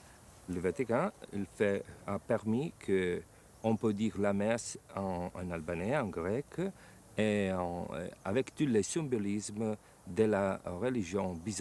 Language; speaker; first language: French; non-native, fluent; Italian